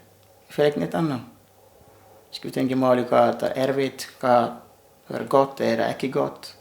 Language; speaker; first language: Icelandic; non-native, learner; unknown